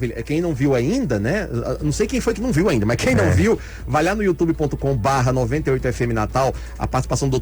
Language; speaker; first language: Portuguese; native; Portuguese